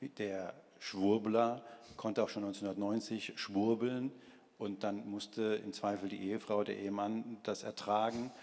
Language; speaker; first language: German; early bilingual, other home language; Spanish